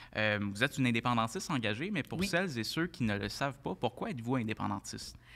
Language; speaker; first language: French; native; French